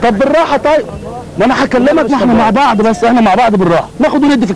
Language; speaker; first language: Arabic; native; Arabic